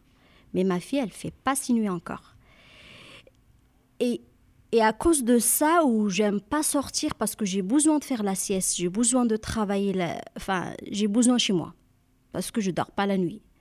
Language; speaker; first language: French; non-native, learner; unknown